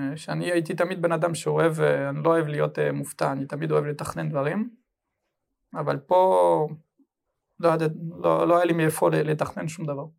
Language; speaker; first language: Hebrew; non-native, fluent; French